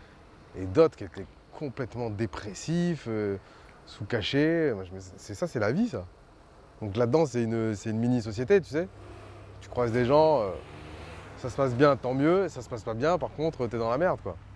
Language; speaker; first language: French; native; French